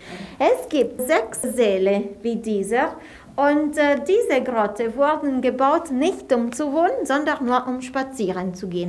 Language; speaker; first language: German; non-native, fluent; Italian